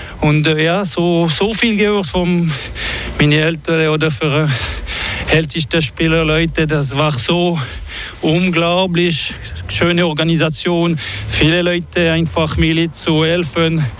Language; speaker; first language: German; non-native, learner; French